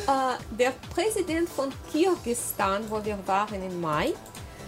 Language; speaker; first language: German; non-native, learner; Russian